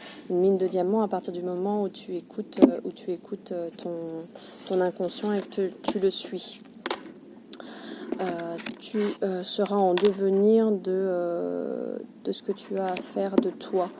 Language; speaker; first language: French; native; French